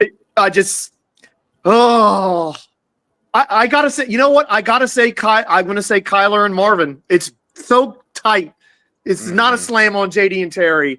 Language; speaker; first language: English; native; English